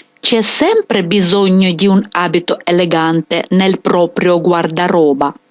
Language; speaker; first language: Italian; non-native, fluent; Ukrainian